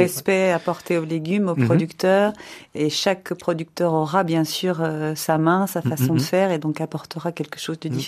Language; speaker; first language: French; native; French